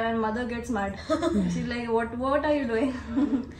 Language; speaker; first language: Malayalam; non-native, learner; Hindi